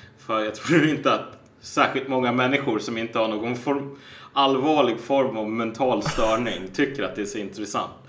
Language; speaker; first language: Swedish; native; Swedish